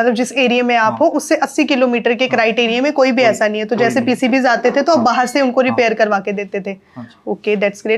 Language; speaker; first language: Hindi; native; Hindi